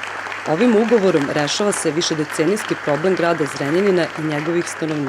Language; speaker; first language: Serbian; native; Serbian